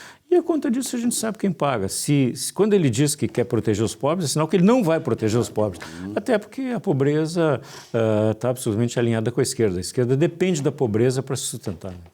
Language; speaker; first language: Portuguese; native; Portuguese